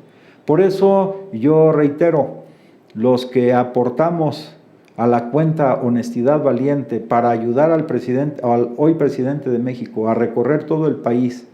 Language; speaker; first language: Spanish; native; Spanish